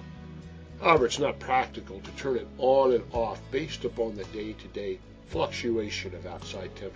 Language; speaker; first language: English; native; English